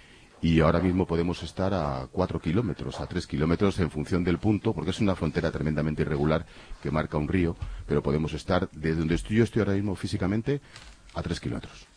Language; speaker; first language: Spanish; native; Spanish